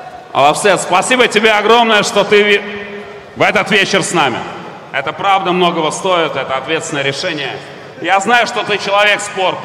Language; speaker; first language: Russian; native; Russian